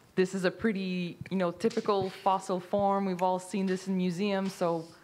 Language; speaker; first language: English; native; English